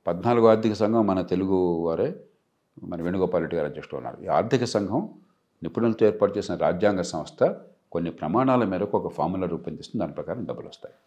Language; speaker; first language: Telugu; native; Telugu